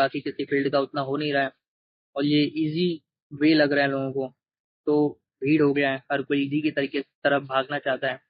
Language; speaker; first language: Hindi; native; Hindi